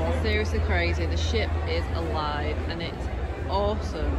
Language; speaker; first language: English; native; English